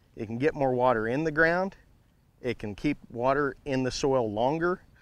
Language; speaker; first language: English; native; English